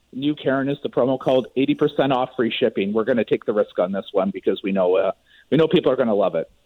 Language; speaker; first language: English; native; English